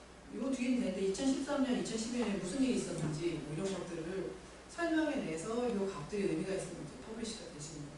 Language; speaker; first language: Korean; native; Korean